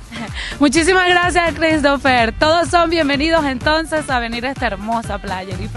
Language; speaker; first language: Spanish; native; Spanish